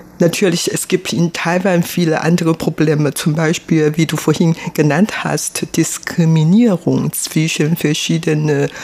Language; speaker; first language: German; non-native, fluent; Chinese